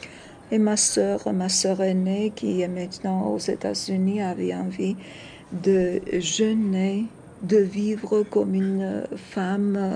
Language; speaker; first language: French; non-native, fluent; Georgian